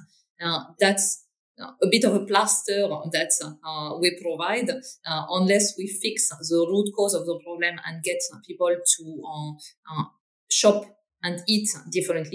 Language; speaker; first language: English; non-native, fluent; French